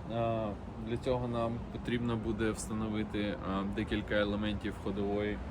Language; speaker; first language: Ukrainian; non-native, fluent; Russian